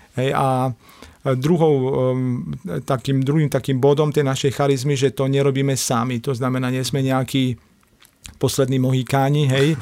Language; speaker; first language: Slovak; native; Slovak